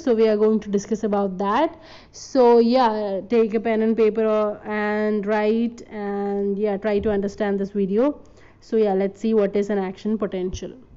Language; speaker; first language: English; non-native, local second language; Malayalam